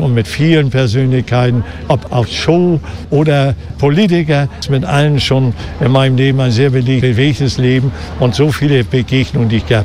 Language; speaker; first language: German; native; German